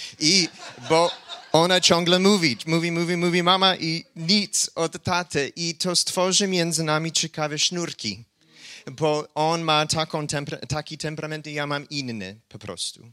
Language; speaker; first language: Polish; non-native, fluent; English